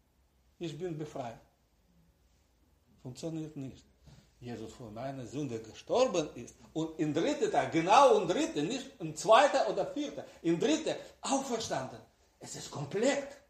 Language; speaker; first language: German; non-native, learner; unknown